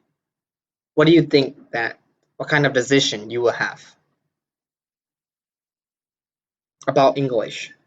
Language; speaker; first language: English; non-native, fluent; Burmese